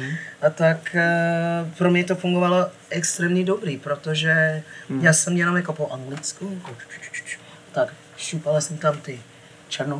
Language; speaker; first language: Czech; non-native, fluent; English